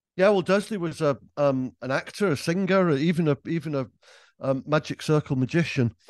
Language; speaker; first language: English; native; English